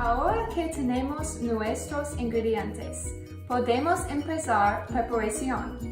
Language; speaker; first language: Spanish; non-native, learner; English